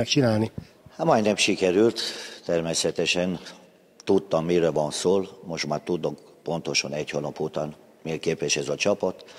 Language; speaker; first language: Hungarian; non-native, learner; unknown